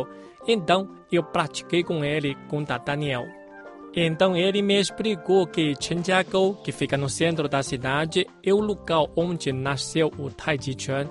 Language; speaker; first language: Portuguese; non-native, fluent; Chinese